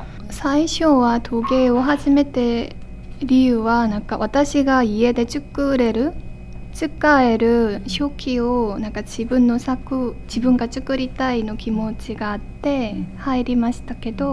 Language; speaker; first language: Japanese; non-native, fluent; Korean